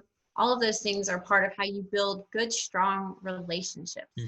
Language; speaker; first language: English; native; English